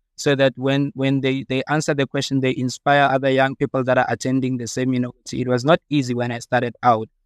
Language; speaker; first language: English; non-native, local second language; Southern Sotho